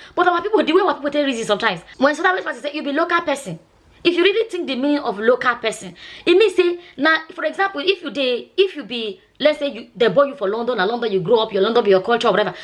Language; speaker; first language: Nigerian Pidgin; non-native, local second language; Igbo